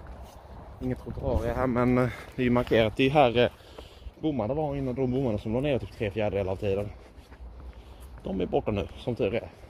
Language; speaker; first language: Swedish; native; Swedish